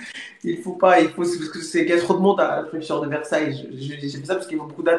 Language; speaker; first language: French; native; French